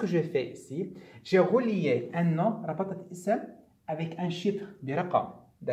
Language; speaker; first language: French; non-native, fluent; Arabic